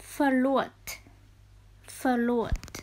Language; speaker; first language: Swedish; non-native, fluent; Vietnamese